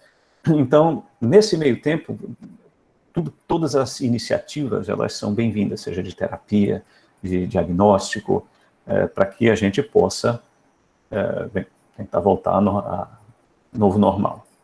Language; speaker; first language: Portuguese; native; Portuguese